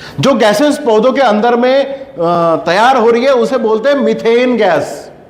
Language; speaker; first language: Hindi; non-native, local second language; Kannada